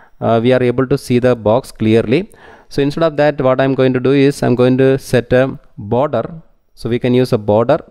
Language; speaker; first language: English; non-native, local second language; Tamil